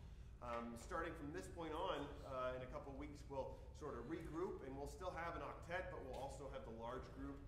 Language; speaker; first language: English; native; English